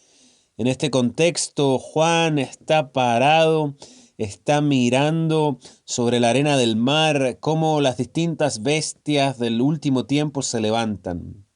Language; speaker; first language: Spanish; native; Spanish